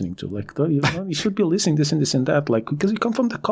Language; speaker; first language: English; non-native, fluent; Portuguese